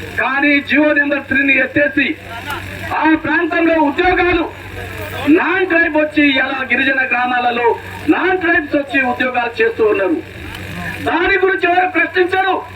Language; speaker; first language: Telugu; non-native, local second language; Lambadi